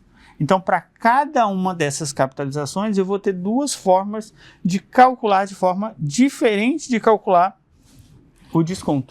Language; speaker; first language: Portuguese; native; Portuguese